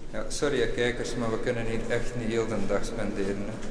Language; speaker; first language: Dutch; native; Dutch